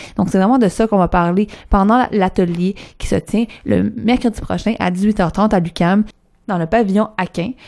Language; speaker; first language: French; native; French